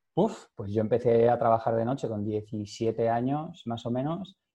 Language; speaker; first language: Spanish; native; Spanish